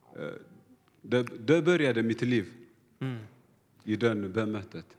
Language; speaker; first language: Swedish; non-native, learner; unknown